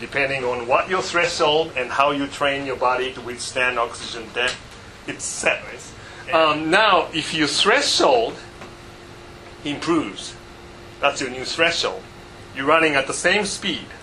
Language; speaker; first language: English; non-native, fluent; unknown